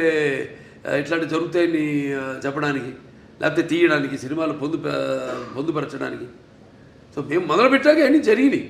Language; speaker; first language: Telugu; native; Telugu